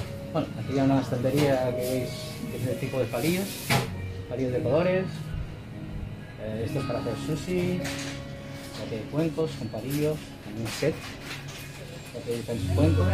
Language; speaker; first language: Spanish; non-native, fluent; Chinese